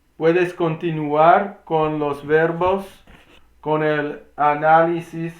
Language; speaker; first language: Spanish; non-native, learner; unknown